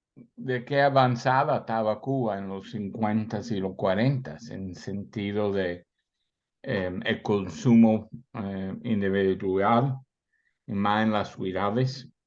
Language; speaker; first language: Spanish; early bilingual, heritage; Spanish